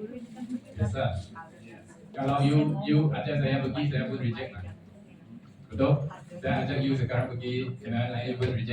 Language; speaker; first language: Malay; non-native, local second language; Chinese